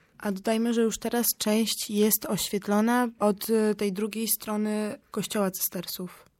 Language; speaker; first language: Polish; native; Polish